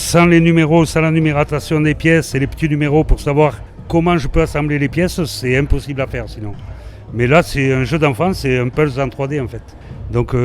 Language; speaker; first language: French; native; French